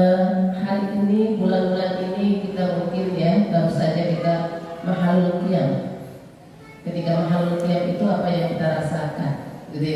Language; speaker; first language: Indonesian; native; Indonesian